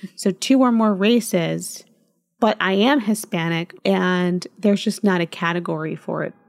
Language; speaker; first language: English; early bilingual, other home language; Spanish